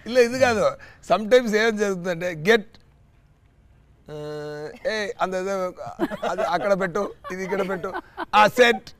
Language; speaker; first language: Telugu; non-native, learner; Tamil